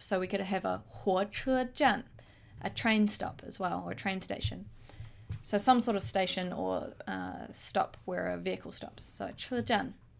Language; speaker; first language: English; native; English